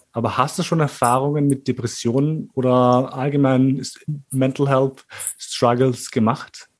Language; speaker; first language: German; early bilingual, other home language; Albanian